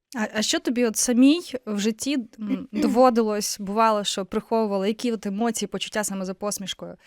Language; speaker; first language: Ukrainian; native; Ukrainian